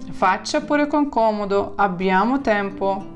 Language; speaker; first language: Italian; non-native, fluent; Ukrainian